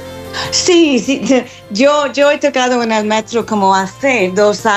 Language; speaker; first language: Spanish; non-native, fluent; English